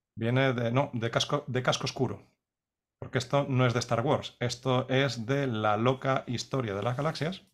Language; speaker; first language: Spanish; native; Spanish